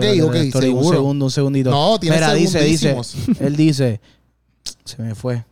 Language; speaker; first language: Spanish; native; Spanish